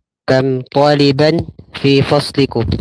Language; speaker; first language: Arabic; non-native, learner; Filipino